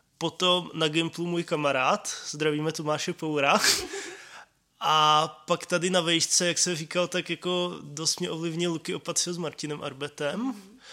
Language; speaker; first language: Czech; native; Czech